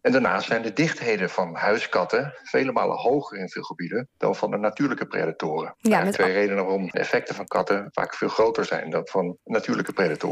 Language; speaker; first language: Dutch; native; Dutch